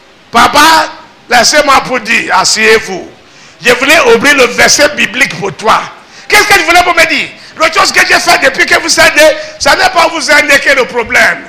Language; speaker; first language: French; non-native, learner; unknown